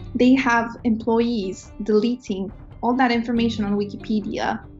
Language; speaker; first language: English; non-native, fluent; Romanian